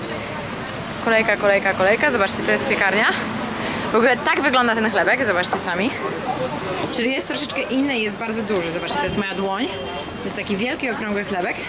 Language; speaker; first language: Polish; native; Polish